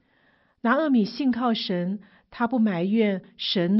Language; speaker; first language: Chinese; native; Chinese